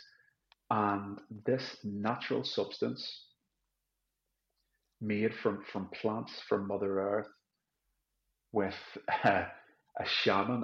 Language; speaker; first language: English; native; English